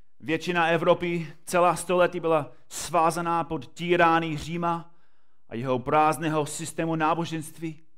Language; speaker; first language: Czech; non-native, fluent; English